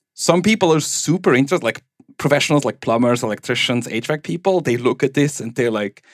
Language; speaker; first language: English; non-native, fluent; German